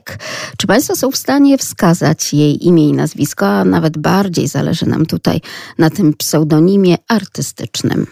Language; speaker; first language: Polish; native; Polish